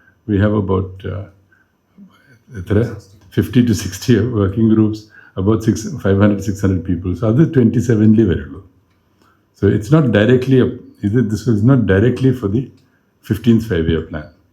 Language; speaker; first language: English; non-native, local second language; Malayalam